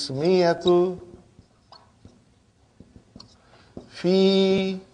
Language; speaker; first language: Arabic; non-native, fluent; English